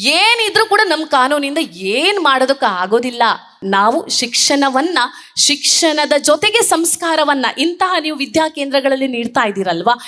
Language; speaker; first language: Kannada; non-native, local second language; Tulu